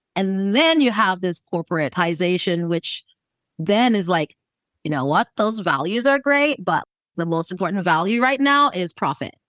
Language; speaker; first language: English; native; English